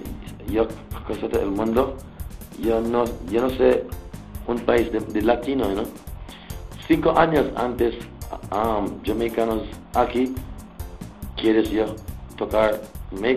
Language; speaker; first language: Spanish; non-native, learner; English